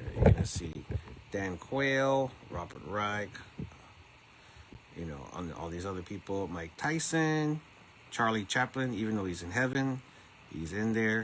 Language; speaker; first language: English; native; English